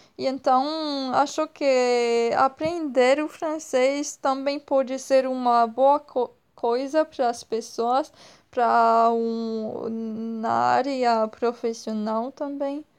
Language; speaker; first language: Portuguese; non-native, fluent; French